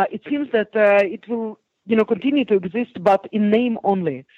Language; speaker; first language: English; non-native, fluent; Hebrew